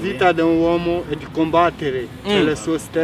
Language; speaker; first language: Italian; non-native, fluent; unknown